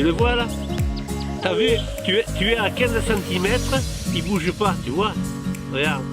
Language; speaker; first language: French; native; French